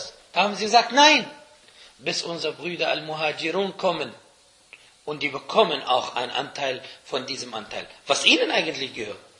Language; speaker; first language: German; non-native, fluent; Arabic